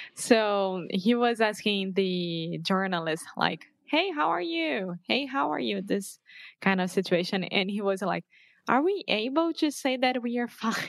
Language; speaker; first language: English; non-native, fluent; Portuguese